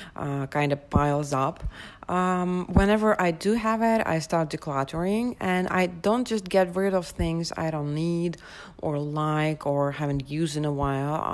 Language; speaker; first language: English; non-native, fluent; Russian